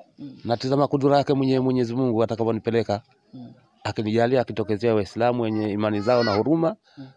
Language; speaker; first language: Swahili; native; Swahili